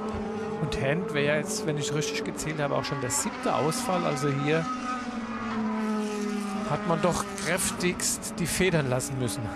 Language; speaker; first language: German; native; German